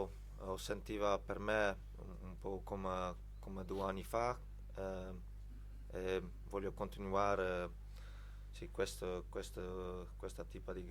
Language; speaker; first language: Italian; non-native, fluent; Dutch